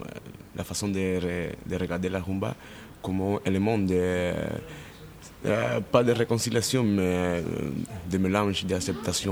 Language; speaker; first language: French; non-native, fluent; Spanish